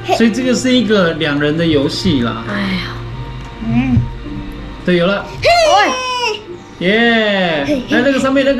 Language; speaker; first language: Chinese; native; Chinese